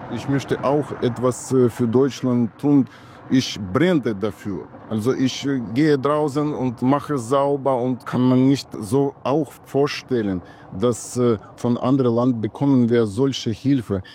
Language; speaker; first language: German; non-native, learner; Russian